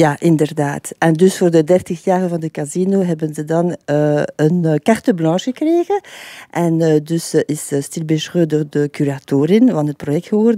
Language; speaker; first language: Dutch; non-native, fluent; French